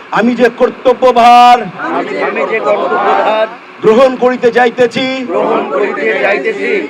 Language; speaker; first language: Bangla; native; Bangla